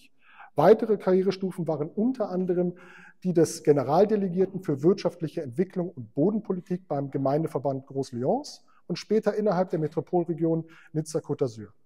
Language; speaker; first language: German; native; German